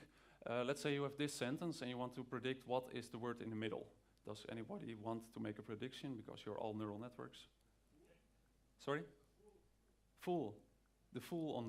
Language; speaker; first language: English; non-native, fluent; Dutch